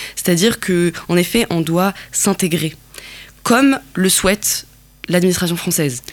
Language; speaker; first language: French; non-native, local second language; Kabyle